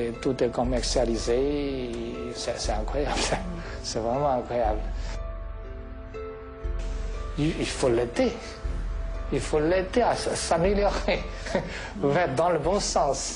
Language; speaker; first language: French; non-native, fluent; Chinese